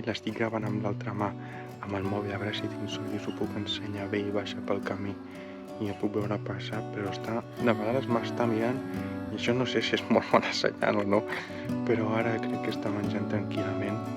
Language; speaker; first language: Catalan; native; Catalan